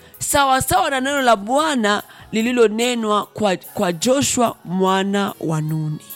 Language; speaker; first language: Swahili; non-native, local second language; Rundi